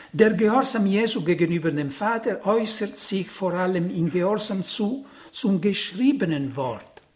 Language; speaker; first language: German; non-native, fluent; Italian